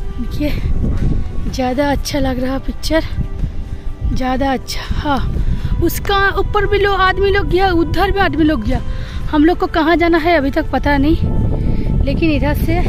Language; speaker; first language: Hindi; non-native, local second language; Bangla